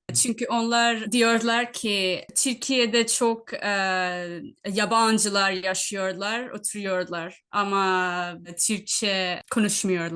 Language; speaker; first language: Turkish; non-native, fluent; Telugu